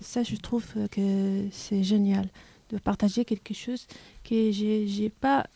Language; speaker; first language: French; non-native, learner; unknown